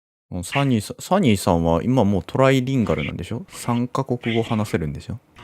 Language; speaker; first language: Japanese; native; Japanese